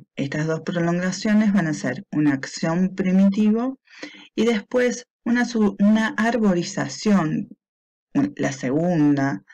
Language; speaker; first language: Spanish; native; Spanish